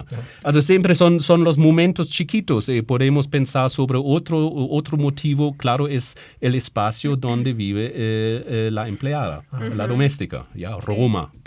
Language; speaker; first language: Spanish; non-native, fluent; German